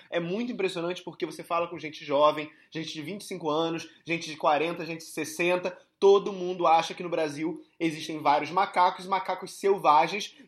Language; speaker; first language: Portuguese; native; Portuguese